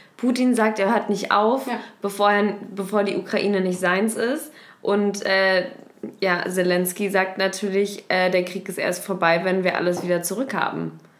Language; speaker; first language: German; native; German